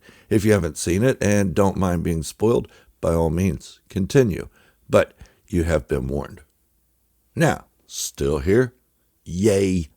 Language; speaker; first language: English; native; English